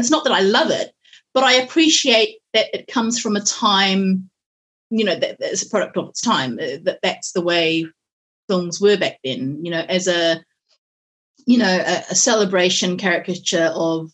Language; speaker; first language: English; native; English